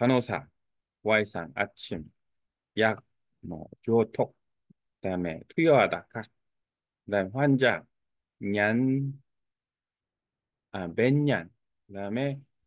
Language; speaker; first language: Korean; native; Korean